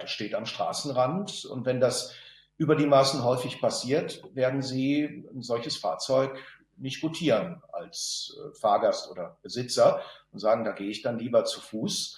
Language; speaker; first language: German; native; German